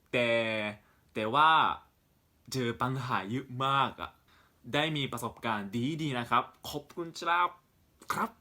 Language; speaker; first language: Thai; non-native, fluent; Japanese